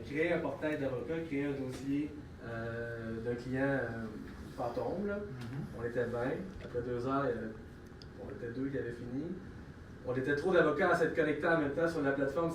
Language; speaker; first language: French; native; French